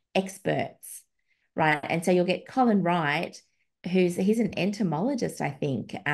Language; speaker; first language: English; native; English